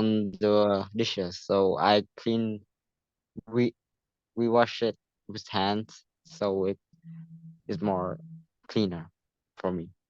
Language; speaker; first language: English; non-native, learner; Vietnamese